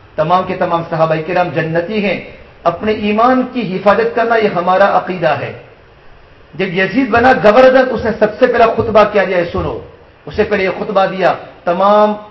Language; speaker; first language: Urdu; non-native, local second language; Gujarati